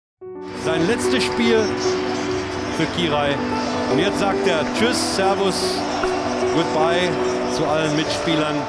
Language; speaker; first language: German; native; German